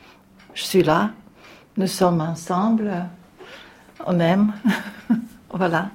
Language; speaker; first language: French; non-native, fluent; Russian